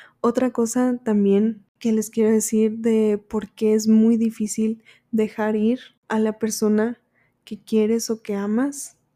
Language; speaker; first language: Spanish; early bilingual, heritage; Spanish